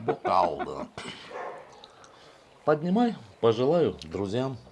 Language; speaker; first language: Russian; native; Russian